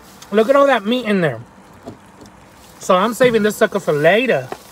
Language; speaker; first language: English; early bilingual, other home language; Spanish